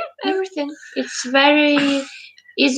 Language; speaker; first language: English; non-native, learner; Ukrainian